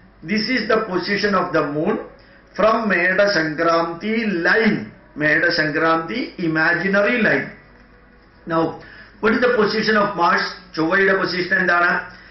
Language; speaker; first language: English; non-native, local second language; Malayalam